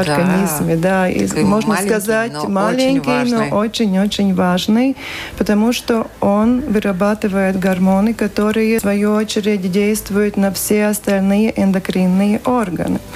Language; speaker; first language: Russian; non-native, local second language; Latvian